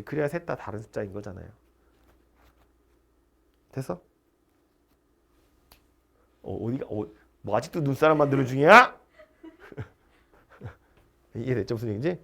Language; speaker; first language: Korean; native; Korean